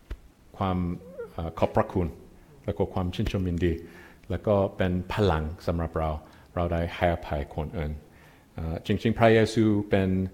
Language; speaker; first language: Thai; non-native, fluent; English